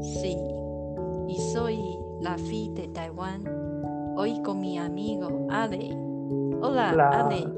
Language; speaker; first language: Spanish; non-native, learner; Chinese